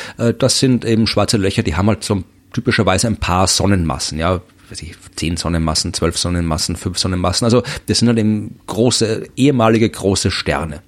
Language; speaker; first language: German; native; German